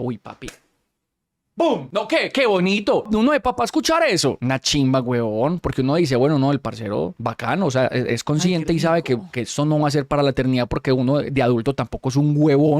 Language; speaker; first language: Spanish; native; Spanish